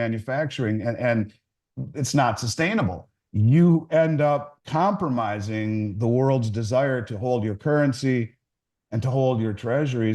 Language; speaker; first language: English; native; English